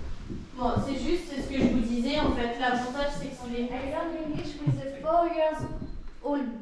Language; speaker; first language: French; native; French